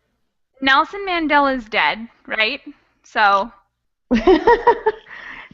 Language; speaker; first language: English; native; English